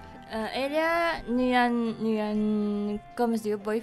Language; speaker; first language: Catalan; non-native, learner; Indonesian